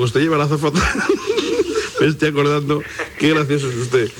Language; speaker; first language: Spanish; native; Spanish